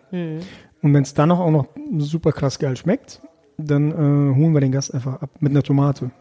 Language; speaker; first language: German; early bilingual, other home language; Russian